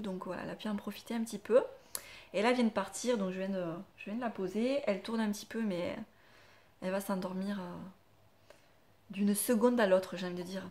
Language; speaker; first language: French; native; French